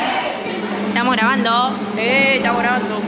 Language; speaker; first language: Spanish; non-native, learner; French